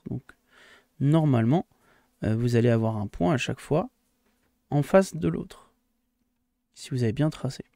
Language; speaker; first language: French; native; French